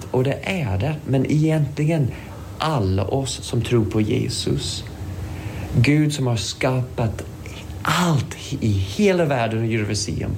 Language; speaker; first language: Swedish; non-native, fluent; English